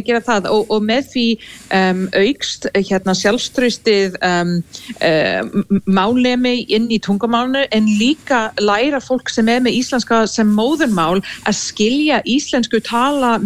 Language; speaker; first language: Icelandic; non-native, fluent; English